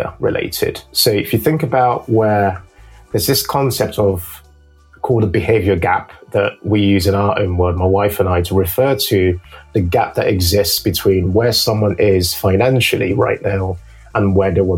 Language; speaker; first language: English; non-native, local second language; Yoruba